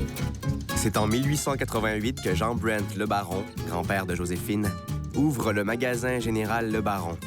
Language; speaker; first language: French; native; French